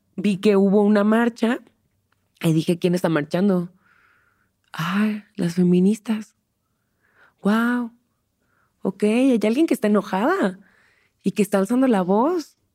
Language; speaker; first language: Spanish; native; Spanish